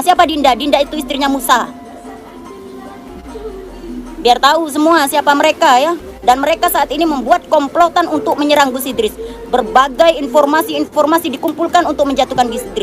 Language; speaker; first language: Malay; non-native, local second language; Javanese